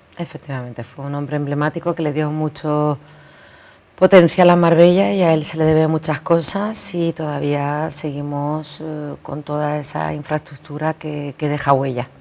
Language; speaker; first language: Spanish; native; Spanish